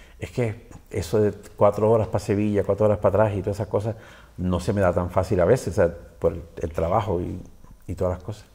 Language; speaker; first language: Spanish; native; Spanish